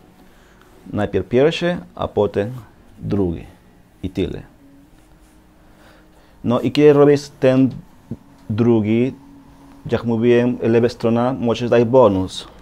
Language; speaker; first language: Polish; non-native, learner; Spanish